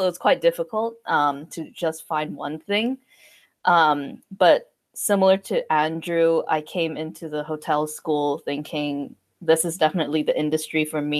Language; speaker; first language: English; non-native, local second language; Cantonese